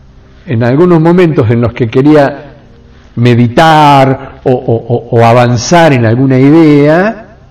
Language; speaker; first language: Spanish; native; Spanish